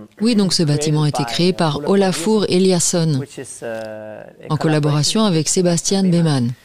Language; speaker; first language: French; non-native, fluent; Danish